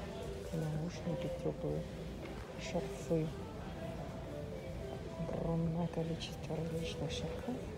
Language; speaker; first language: Russian; native; Russian